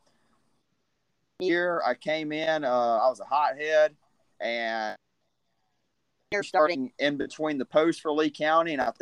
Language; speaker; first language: English; native; English